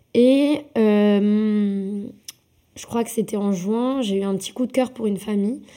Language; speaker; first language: French; native; French